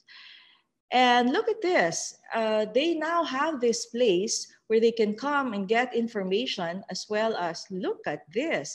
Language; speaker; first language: English; non-native, local second language; Filipino